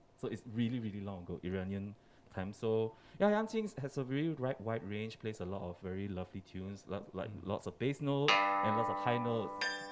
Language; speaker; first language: English; non-native, local second language; Chinese